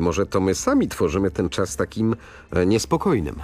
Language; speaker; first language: Polish; native; Polish